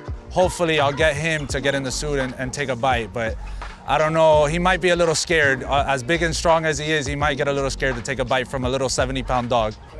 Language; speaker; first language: English; early bilingual, other home language; Spanish